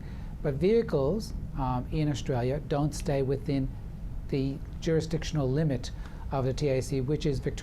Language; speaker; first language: English; native; English